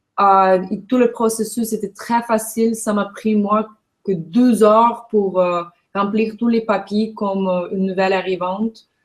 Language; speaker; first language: French; non-native, fluent; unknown